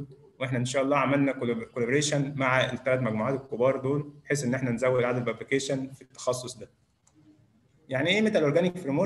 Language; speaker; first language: Arabic; native; Arabic